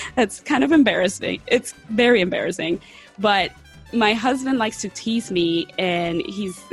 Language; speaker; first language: English; early bilingual, other home language; Spanish